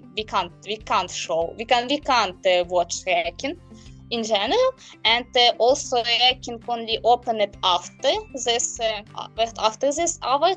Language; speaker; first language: English; non-native, learner; Ukrainian